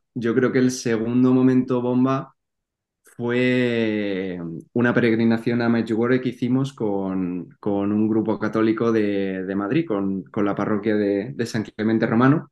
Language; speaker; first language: Spanish; native; Spanish